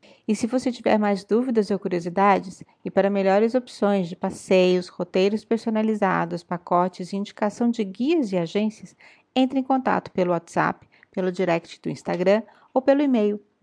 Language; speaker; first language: Portuguese; native; Portuguese